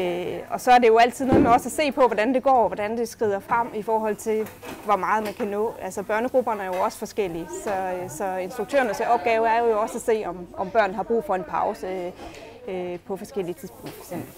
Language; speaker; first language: Danish; native; Danish